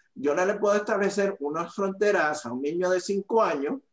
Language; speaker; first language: Spanish; native; Spanish